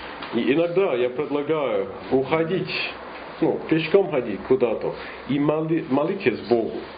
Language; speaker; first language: Russian; non-native, fluent; English